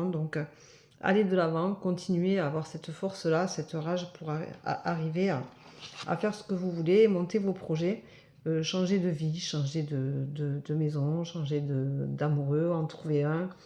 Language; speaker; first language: French; native; French